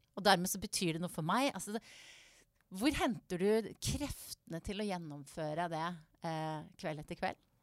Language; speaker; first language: Norwegian; native; Norwegian